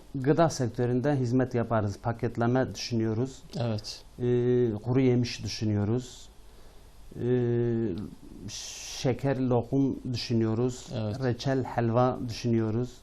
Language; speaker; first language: Turkish; native; Turkish